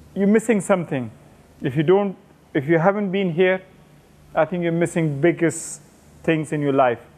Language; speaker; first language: English; non-native, local second language; Urdu